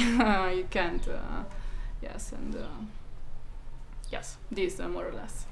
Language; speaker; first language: English; non-native, fluent; Italian